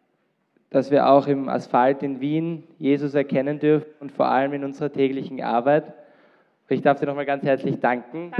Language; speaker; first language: German; native; German